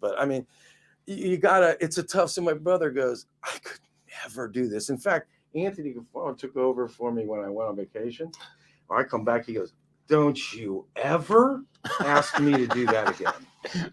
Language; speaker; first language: English; native; English